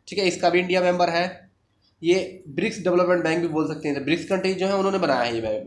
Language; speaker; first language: Hindi; native; Hindi